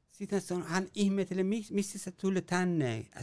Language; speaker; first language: Finnish; non-native, learner; Persian